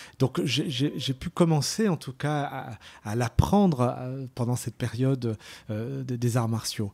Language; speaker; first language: French; early bilingual, other home language; Arabic